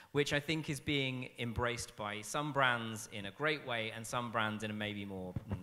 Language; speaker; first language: English; native; English